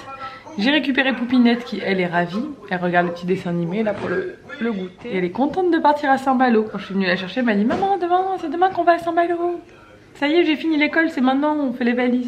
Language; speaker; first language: French; native; French